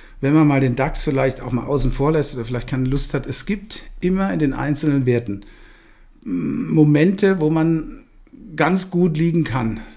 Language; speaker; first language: German; native; German